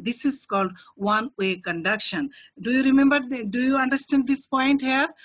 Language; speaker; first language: English; non-native, local second language; Bangla